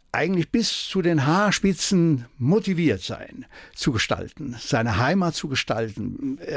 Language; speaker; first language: German; native; German